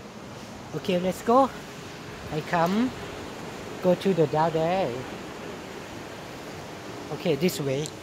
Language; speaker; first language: English; non-native, learner; Thai